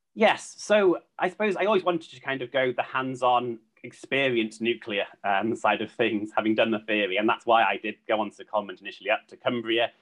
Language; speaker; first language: English; native; English